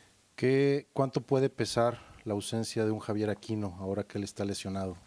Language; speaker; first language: Spanish; native; Spanish